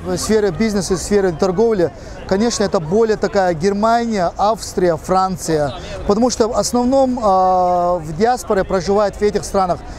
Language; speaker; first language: Russian; non-native, local second language; Chechen